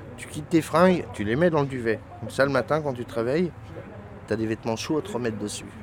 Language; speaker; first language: French; native; French